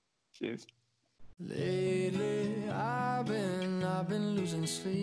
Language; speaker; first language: English; non-native, fluent; Arabic